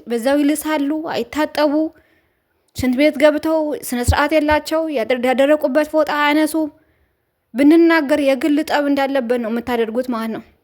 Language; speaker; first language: Amharic; native; Amharic